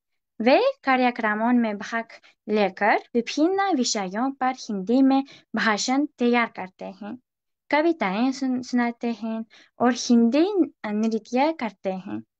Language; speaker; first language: Hindi; non-native, fluent; Uzbek